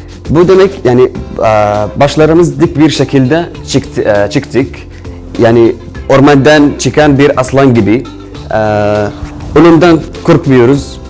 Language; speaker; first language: Turkish; non-native, learner; Arabic